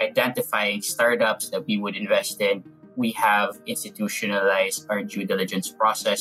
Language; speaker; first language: English; non-native, local second language; Filipino